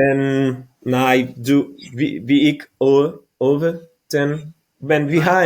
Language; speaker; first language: Danish; non-native, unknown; Catalan